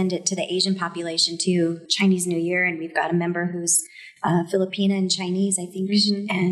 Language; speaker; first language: English; native; English